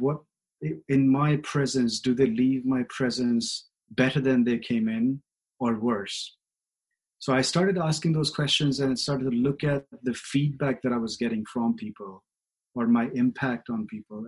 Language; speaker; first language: English; non-native, local second language; Hindi